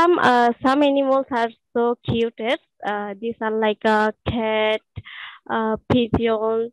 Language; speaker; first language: English; non-native, learner; Bangla